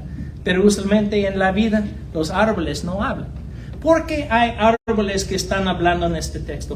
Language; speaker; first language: Spanish; non-native, fluent; English